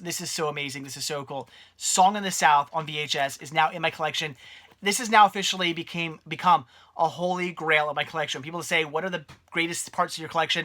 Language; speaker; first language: English; native; English